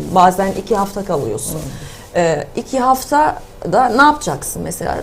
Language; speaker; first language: Turkish; non-native, fluent; Arabic